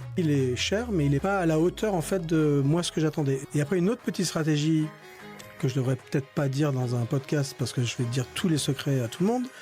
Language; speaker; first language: French; native; French